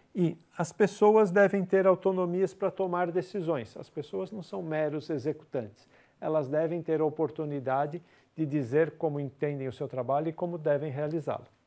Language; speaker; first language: Portuguese; native; Portuguese